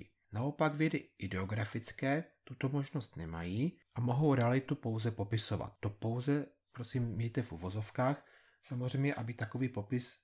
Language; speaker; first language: Czech; native; Czech